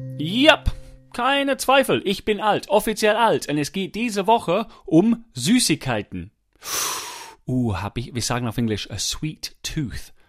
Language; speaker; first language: German; non-native, fluent; English